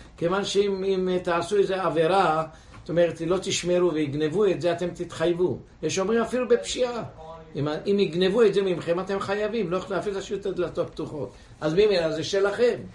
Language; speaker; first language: Hebrew; non-native, fluent; English